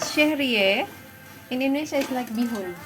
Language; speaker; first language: English; non-native, fluent; Indonesian